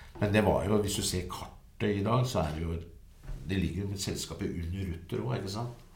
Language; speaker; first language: Norwegian; native; Norwegian